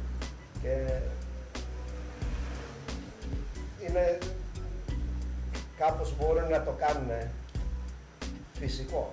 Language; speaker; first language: Greek; early bilingual, heritage; Greek